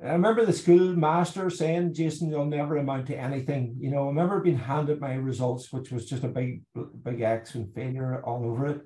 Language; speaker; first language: English; native; English